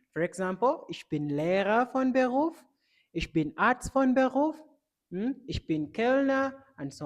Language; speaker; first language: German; non-native, fluent; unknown